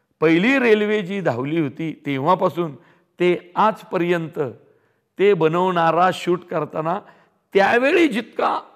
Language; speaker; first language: Marathi; native; Marathi